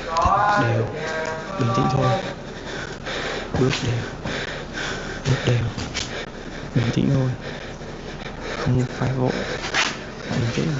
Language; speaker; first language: Vietnamese; native; Vietnamese